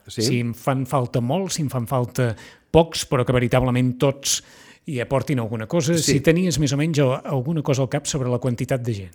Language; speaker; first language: Catalan; native; Catalan